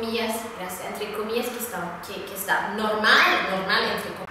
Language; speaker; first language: Spanish; non-native, fluent; Swedish